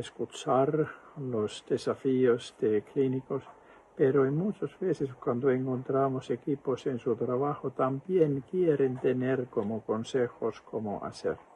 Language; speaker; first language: Spanish; non-native, fluent; Finnish